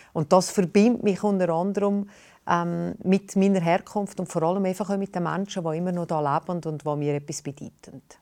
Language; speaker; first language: German; native; German